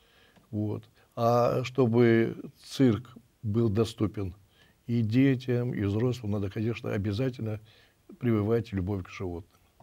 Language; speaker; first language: Russian; native; Russian